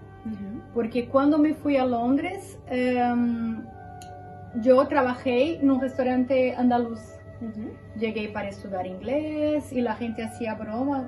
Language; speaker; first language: Spanish; non-native, fluent; Portuguese